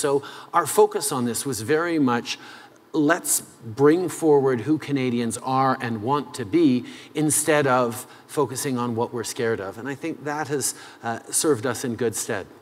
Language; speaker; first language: English; early bilingual, other home language; French